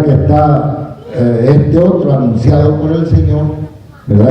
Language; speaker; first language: Spanish; native; Spanish